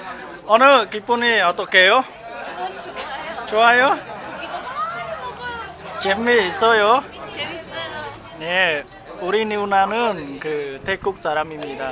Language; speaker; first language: Korean; non-native, learner; Thai